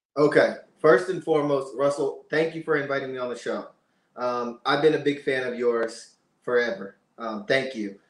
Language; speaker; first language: English; native; English